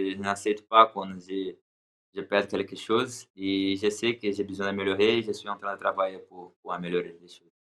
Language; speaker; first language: French; non-native, learner; Portuguese